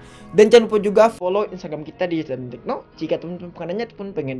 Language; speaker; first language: Indonesian; native; Indonesian